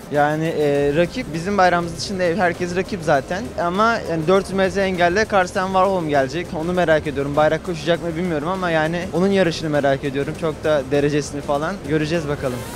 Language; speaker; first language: Turkish; native; Turkish